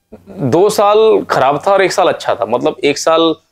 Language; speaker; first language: Hindi; native; Hindi